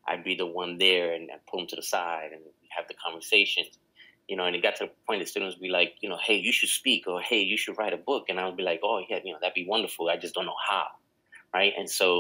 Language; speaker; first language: English; native; English